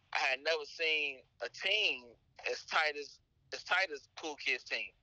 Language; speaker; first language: English; native; English